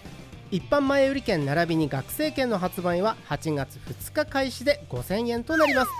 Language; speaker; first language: Japanese; native; Japanese